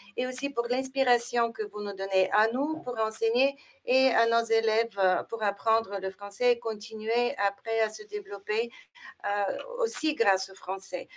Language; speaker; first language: French; non-native, fluent; Bulgarian